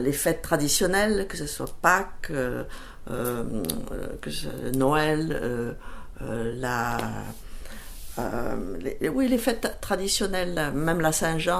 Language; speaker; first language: French; native; French